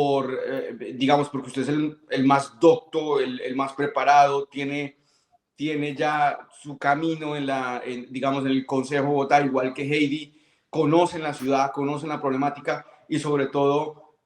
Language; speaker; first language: Spanish; native; Spanish